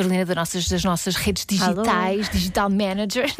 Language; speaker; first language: Portuguese; native; Portuguese